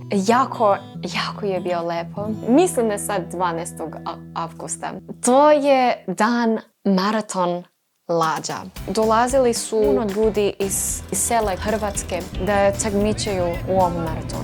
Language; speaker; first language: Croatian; non-native, learner; English